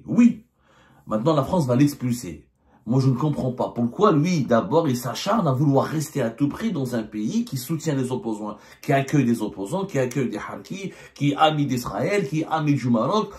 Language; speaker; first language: French; non-native, local second language; Arabic